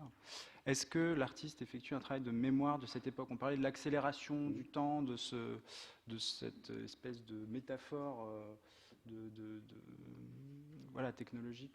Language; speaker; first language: French; native; French